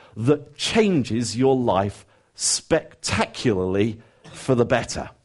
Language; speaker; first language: English; native; English